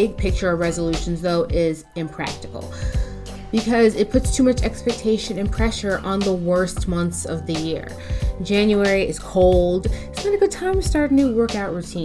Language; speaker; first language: English; native; English